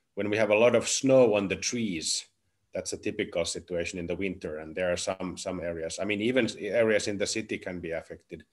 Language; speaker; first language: English; non-native, fluent; Finnish